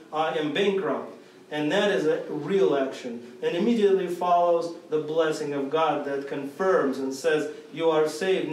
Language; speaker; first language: English; non-native, fluent; Russian